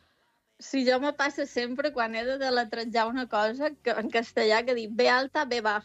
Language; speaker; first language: Catalan; native; Catalan